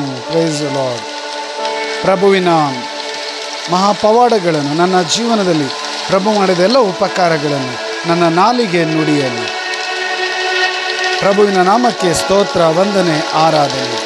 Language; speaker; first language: Kannada; native; Kannada